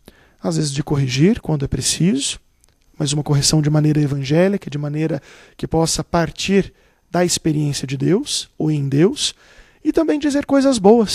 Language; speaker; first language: Portuguese; native; Portuguese